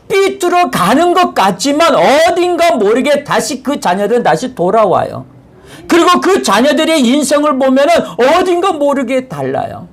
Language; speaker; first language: Korean; native; Korean